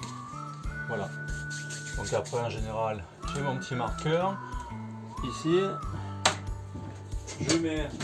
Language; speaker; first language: French; native; French